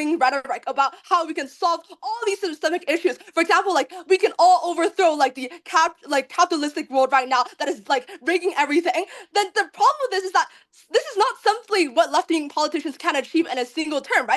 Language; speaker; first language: English; non-native, fluent; Chinese